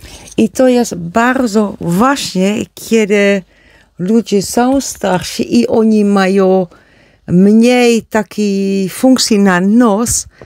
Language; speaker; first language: Polish; non-native, learner; Dutch